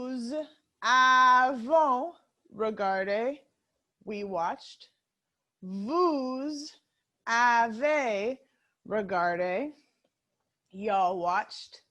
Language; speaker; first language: French; non-native, fluent; English